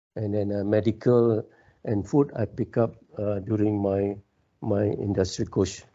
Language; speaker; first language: English; non-native, local second language; Malay